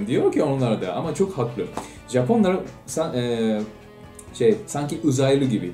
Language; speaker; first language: Turkish; non-native, fluent; Japanese